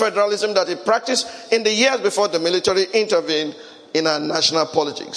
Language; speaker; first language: English; non-native, local second language; Yoruba